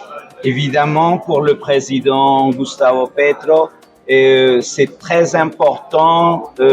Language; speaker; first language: French; non-native, fluent; Spanish